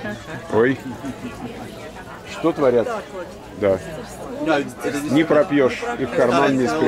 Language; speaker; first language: Russian; native; Russian